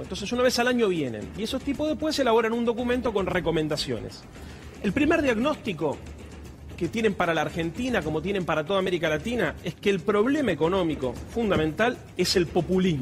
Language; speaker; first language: Spanish; native; Spanish